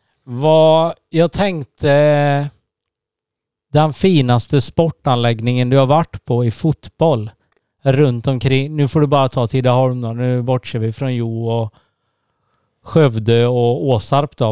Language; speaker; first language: Swedish; native; Swedish